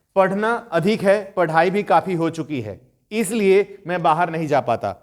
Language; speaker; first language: Hindi; native; Hindi